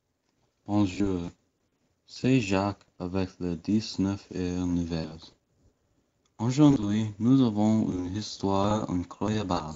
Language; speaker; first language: French; non-native, learner; English